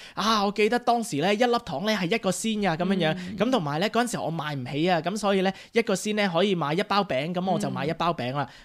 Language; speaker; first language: Cantonese; native; Cantonese